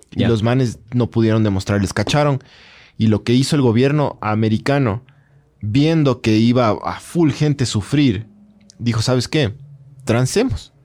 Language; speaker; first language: Spanish; native; Spanish